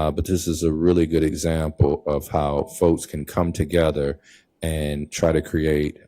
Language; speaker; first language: English; native; English